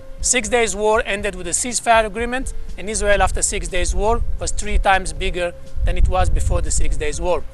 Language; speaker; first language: English; non-native, fluent; Hebrew